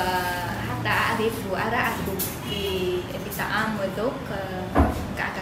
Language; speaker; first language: Arabic; non-native, fluent; Vietnamese